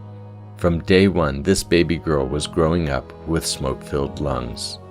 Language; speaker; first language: English; native; English